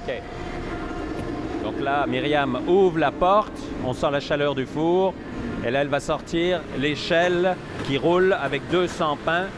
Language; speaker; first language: French; native; French